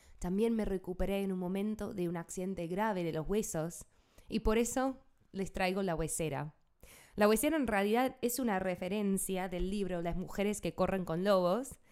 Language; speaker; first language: Spanish; non-native, fluent; English